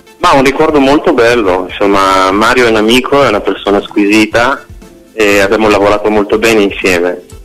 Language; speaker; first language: Italian; non-native, fluent; Hebrew